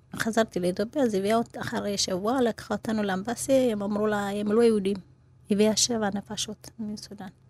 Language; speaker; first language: Hebrew; non-native, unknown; Amharic